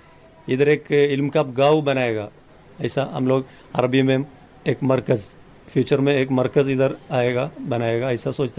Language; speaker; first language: Hindi; non-native, local second language; Malayalam